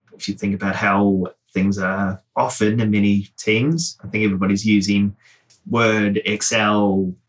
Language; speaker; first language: English; native; English